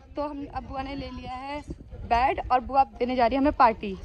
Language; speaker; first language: Hindi; native; Hindi